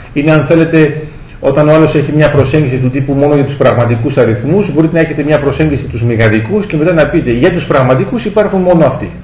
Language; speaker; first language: Greek; early bilingual, heritage; Greek